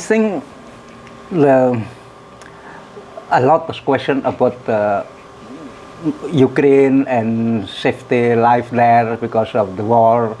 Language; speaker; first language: English; non-native, learner; Indonesian